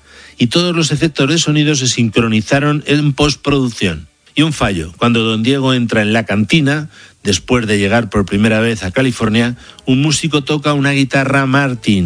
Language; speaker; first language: Spanish; native; Spanish